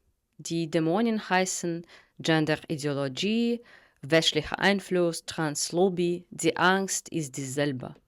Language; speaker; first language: German; non-native, fluent; Russian